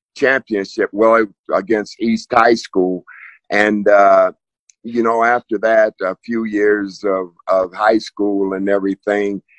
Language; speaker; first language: English; native; English